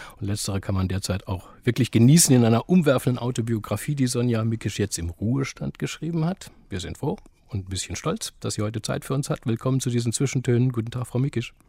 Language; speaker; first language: German; native; German